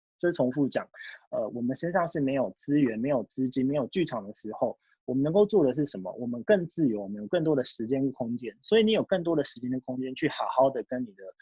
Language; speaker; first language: Chinese; early bilingual, heritage; Japanese